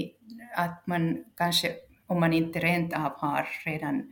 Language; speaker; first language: Swedish; non-native, local second language; Finnish